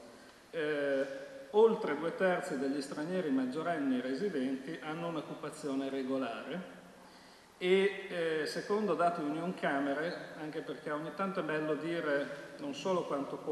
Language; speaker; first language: Italian; native; Italian